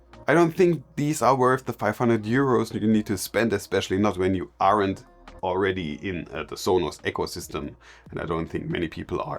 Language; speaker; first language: English; non-native, fluent; German